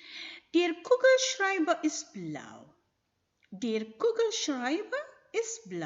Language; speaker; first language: German; non-native, fluent; Indonesian